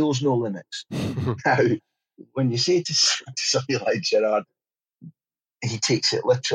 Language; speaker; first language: English; native; English